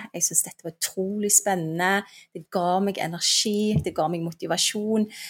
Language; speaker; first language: Norwegian; early bilingual, other home language; Turkish